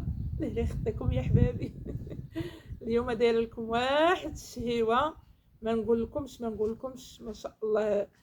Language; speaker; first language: Arabic; native; Arabic